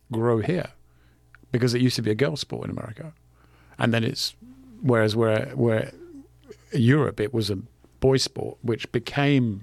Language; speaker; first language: English; non-native, local second language; French